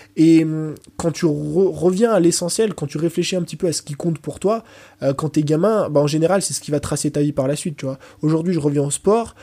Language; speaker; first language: French; early bilingual, other home language; Portuguese